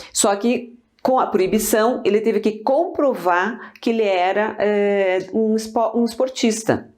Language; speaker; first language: Portuguese; early bilingual, other home language; Spanish